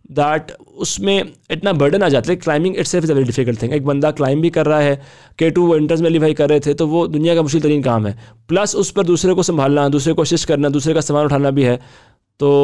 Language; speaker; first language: Hindi; native; Hindi